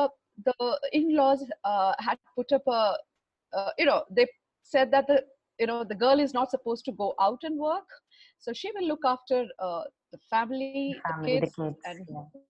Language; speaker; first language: English; non-native, local second language; Hindi